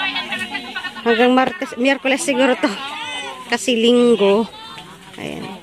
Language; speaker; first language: Filipino; non-native, local second language; Iloko